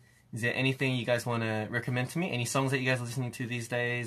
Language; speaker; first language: English; early bilingual, other home language; Korean